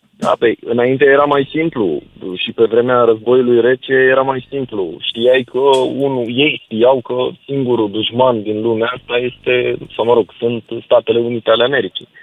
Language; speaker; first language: Romanian; native; Romanian